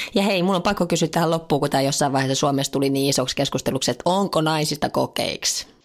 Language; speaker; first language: Finnish; native; Finnish